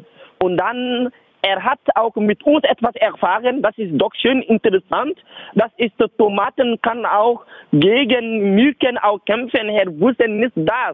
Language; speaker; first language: German; non-native, learner; Bambara